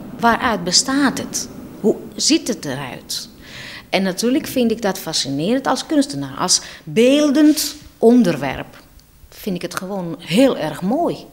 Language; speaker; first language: Dutch; non-native, fluent; Greek